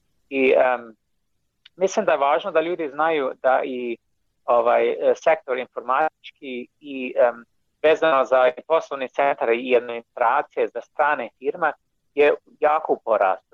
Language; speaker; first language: Croatian; non-native, fluent; English